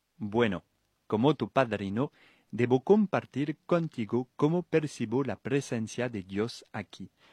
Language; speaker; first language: Spanish; non-native, fluent; French